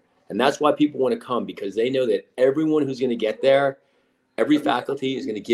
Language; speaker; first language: English; native; English